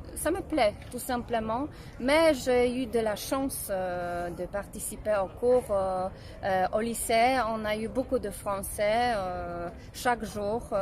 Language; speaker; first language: French; non-native, fluent; Polish